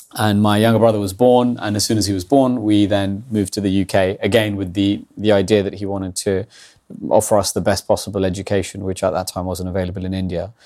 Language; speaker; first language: English; early bilingual, other home language; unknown